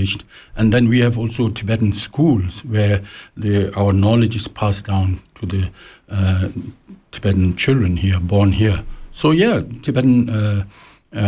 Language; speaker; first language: English; non-native, local second language; Tibetan